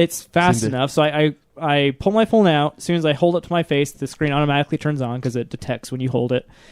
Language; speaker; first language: English; native; English